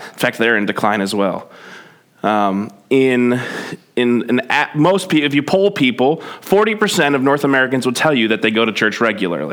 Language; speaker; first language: English; native; English